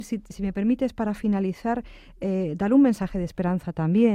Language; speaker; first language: Spanish; native; Spanish